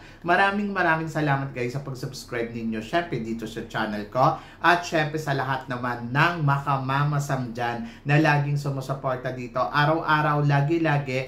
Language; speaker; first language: Filipino; native; Filipino